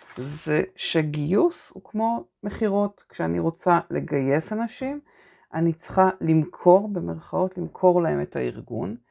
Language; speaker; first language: Hebrew; native; Hebrew